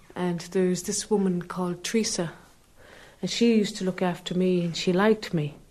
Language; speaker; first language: English; native; English